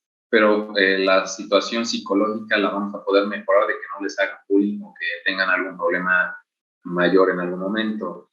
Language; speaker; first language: Spanish; native; Spanish